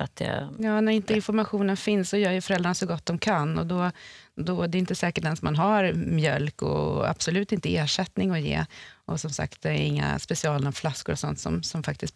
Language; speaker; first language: Swedish; native; Swedish